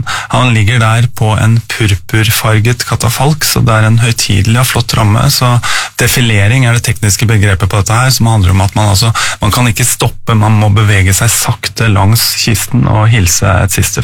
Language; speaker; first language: Norwegian; native; Norwegian